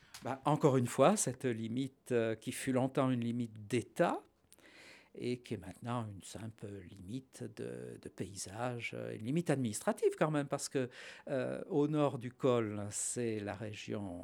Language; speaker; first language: French; native; French